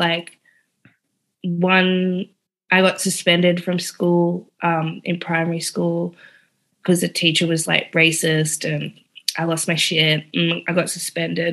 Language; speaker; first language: English; native; English